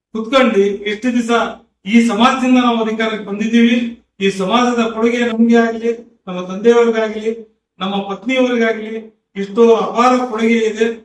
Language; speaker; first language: Kannada; non-native, local second language; Urdu